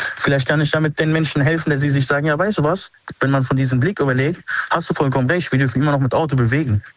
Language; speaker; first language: German; early bilingual, other home language; Arabic